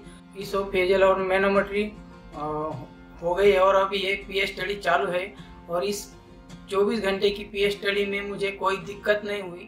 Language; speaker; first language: Hindi; non-native, local second language; Marathi